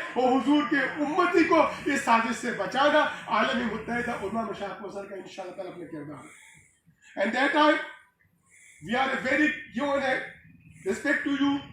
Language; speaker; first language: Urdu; non-native, local second language; Pashto